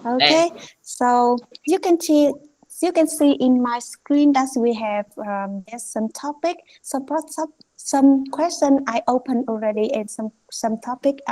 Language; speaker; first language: English; non-native, fluent; Vietnamese